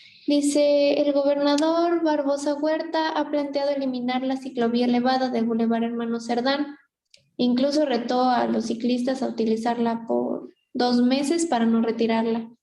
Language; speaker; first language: Spanish; native; Spanish